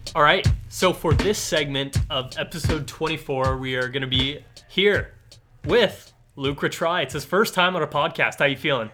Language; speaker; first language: English; native; English